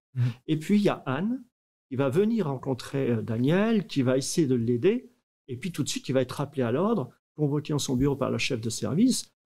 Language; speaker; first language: French; native; French